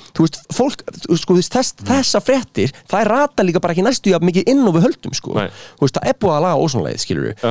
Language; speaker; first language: Icelandic; native; Icelandic